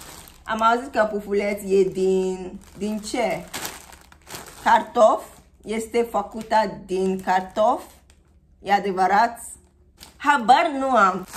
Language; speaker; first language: Romanian; non-native, learner; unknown